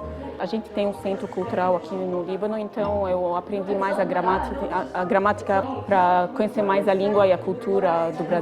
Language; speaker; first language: Portuguese; early bilingual, heritage; Portuguese